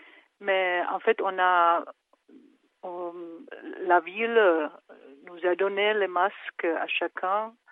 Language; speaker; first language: French; non-native, fluent; Czech